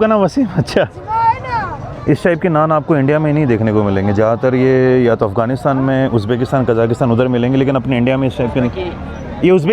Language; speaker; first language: Hindi; native; Hindi